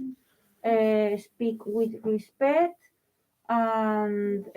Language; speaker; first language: English; non-native, learner; Spanish